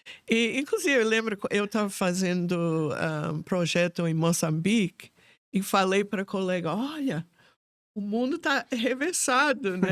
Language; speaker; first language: Portuguese; non-native, fluent; English